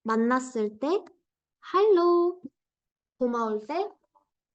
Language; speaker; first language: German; non-native, fluent; Korean